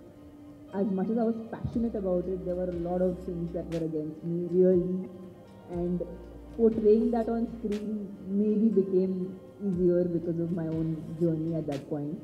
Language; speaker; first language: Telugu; non-native, fluent; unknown